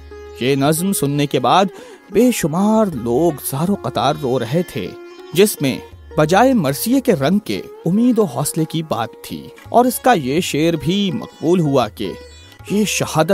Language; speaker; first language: Urdu; native; Urdu